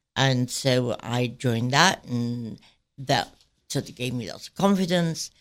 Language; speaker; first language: English; native; English